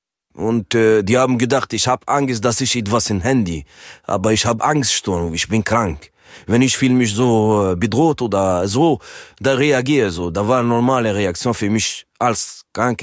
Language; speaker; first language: German; non-native, learner; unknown